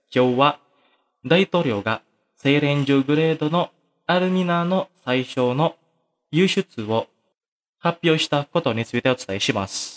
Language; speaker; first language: Japanese; non-native, fluent; Indonesian